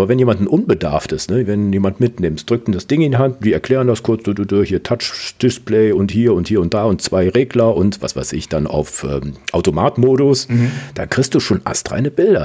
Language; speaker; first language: German; native; German